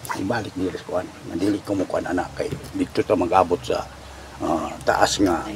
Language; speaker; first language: Cebuano; non-native, local second language; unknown